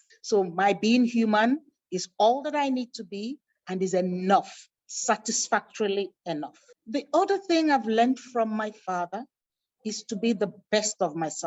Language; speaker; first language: English; non-native, local second language; Igbo